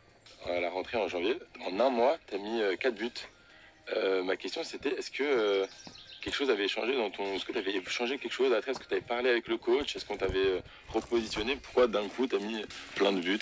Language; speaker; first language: French; native; French